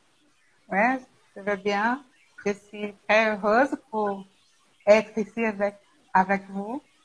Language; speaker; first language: French; non-native, learner; Portuguese